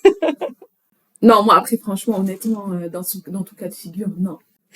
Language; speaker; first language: French; native; French